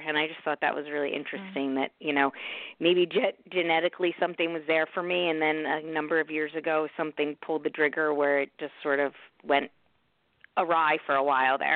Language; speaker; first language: English; native; English